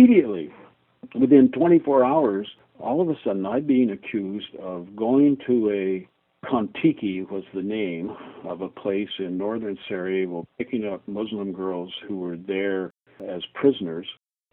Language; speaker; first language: English; native; English